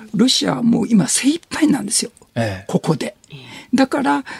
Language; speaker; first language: Japanese; native; Japanese